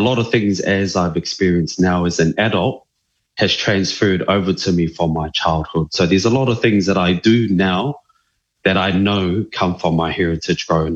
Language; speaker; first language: English; native; English